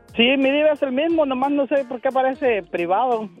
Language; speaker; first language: Spanish; native; Spanish